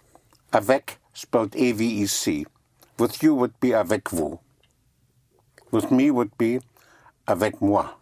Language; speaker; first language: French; non-native, fluent; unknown